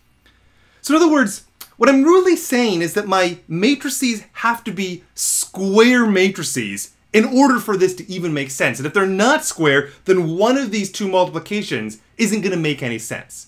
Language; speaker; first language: English; native; English